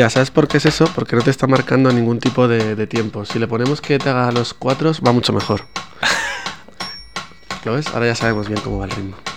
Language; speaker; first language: Spanish; native; Spanish